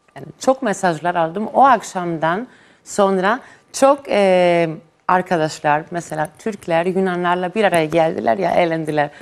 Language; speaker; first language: Turkish; non-native, fluent; Greek